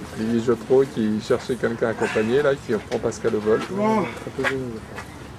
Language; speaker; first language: French; native; French